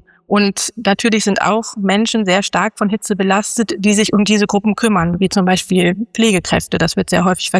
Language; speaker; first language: German; native; German